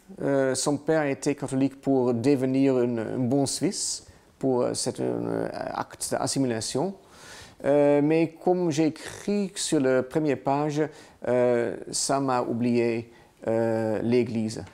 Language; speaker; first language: French; non-native, learner; Dutch